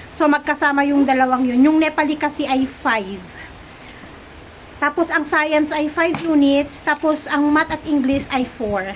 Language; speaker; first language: Filipino; native; Filipino